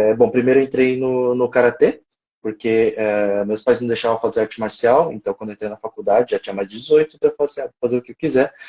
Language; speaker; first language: Portuguese; early bilingual, other home language; Japanese